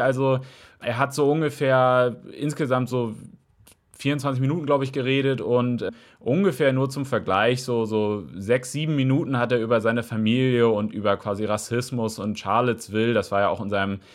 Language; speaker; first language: German; native; German